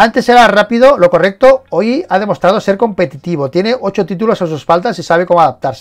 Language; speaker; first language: Spanish; native; Spanish